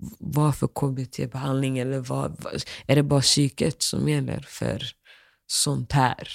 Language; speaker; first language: Swedish; early bilingual, other home language; Somali